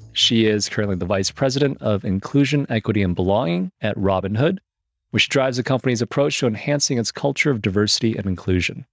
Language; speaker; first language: English; early bilingual, other home language; Chinese